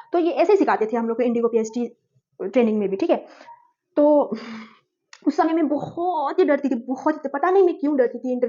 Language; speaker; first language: Hindi; non-native, local second language; Nepali